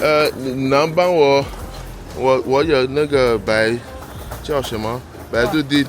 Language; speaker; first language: Chinese; non-native, fluent; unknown